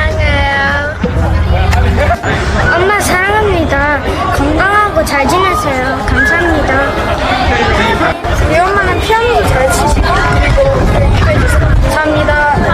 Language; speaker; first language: Korean; early bilingual, heritage; Korean